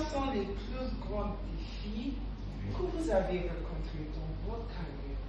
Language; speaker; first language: French; non-native, learner; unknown